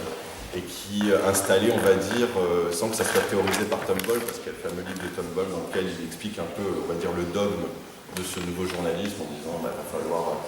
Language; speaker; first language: French; native; French